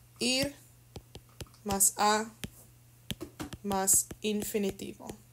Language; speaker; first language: Spanish; non-native, fluent; English